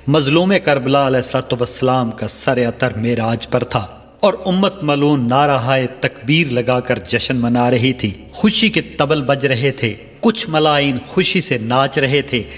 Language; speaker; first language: Urdu; non-native, local second language; Saraiki